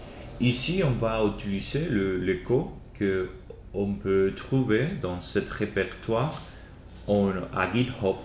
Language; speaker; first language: French; non-native, learner; Spanish